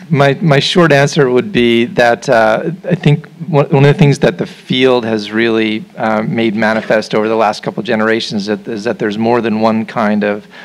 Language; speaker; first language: English; native; English